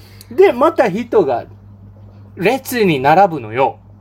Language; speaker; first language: Japanese; non-native, fluent; Malay